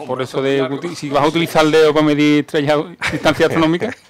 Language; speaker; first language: Spanish; native; Spanish